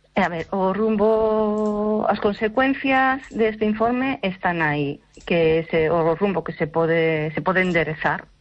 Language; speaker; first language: Galician; non-native, local second language; Spanish